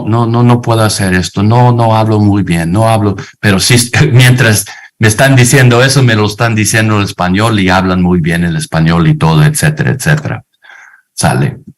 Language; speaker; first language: Spanish; non-native, fluent; English